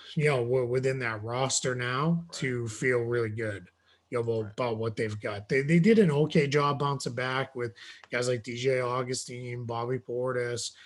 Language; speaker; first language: English; native; English